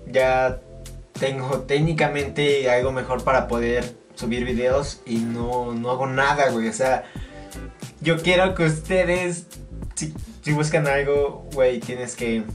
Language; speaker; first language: Spanish; native; Spanish